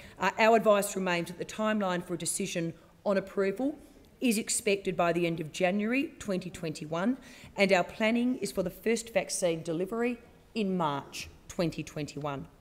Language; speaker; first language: English; native; English